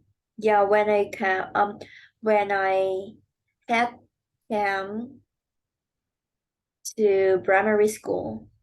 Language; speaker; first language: English; non-native, learner; Vietnamese